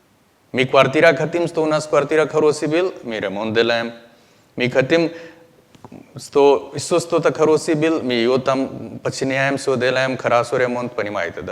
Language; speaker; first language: Russian; non-native, learner; Hindi